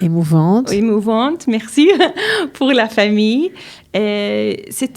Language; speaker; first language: French; non-native, learner; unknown